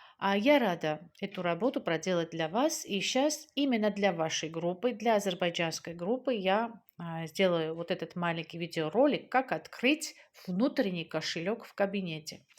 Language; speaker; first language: Russian; non-native, local second language; Georgian